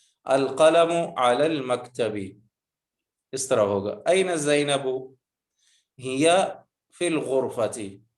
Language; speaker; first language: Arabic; non-native, fluent; Urdu